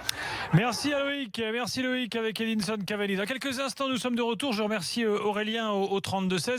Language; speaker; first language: French; native; French